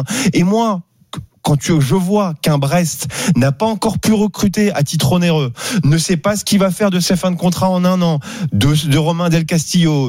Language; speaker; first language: French; native; French